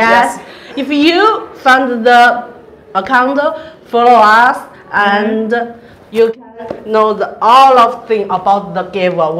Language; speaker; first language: English; non-native, learner; Chinese